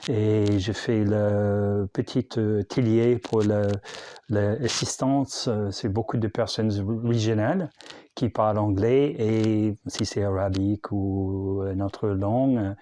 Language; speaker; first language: French; non-native, learner; English